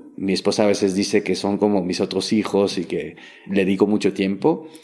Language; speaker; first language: Spanish; non-native, fluent; French